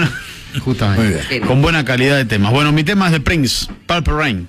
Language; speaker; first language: Spanish; native; Spanish